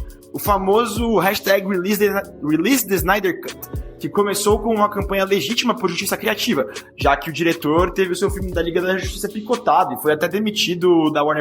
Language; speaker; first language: Portuguese; native; Portuguese